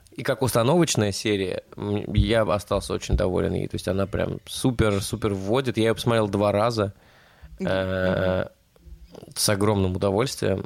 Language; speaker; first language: Russian; native; Russian